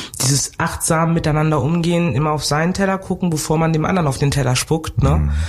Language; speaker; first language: German; early bilingual, other home language; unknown